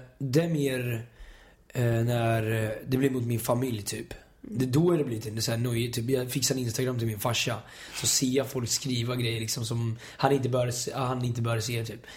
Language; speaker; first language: Swedish; native; Swedish